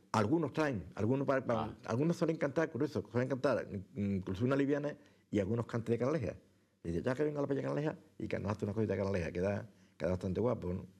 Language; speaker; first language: Spanish; native; Spanish